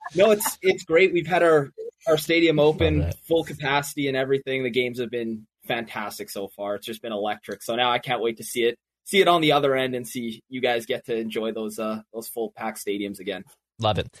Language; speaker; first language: English; native; English